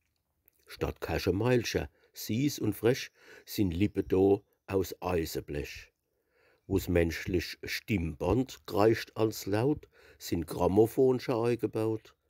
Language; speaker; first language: German; native; German